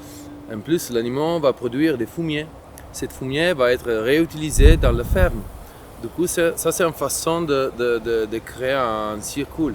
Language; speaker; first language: French; non-native, learner; Italian